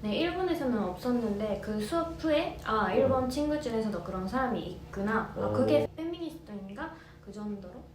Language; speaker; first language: Korean; non-native, fluent; Japanese